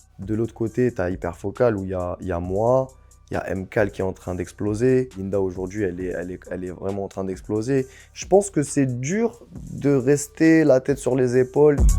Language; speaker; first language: French; non-native, local second language; Arabic